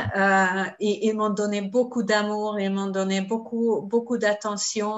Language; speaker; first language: French; non-native, fluent; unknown